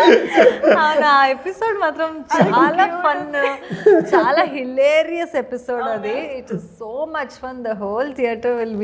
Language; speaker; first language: Telugu; non-native, learner; Kannada